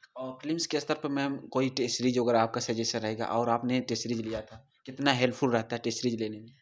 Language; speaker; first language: Hindi; native; Hindi